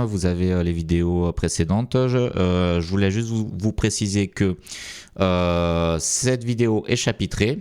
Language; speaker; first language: French; native; French